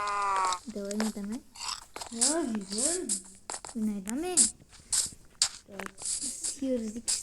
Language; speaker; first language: Kazakh; native; Kazakh